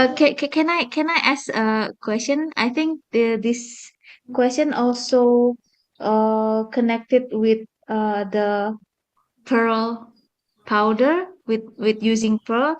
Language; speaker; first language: English; non-native, fluent; Indonesian